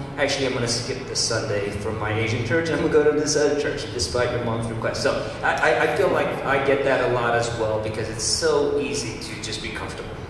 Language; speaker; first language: English; early bilingual, other home language; Romanian